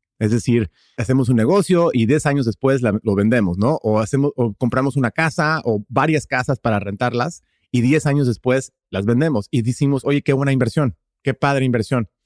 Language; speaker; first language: Spanish; early bilingual, heritage; Spanish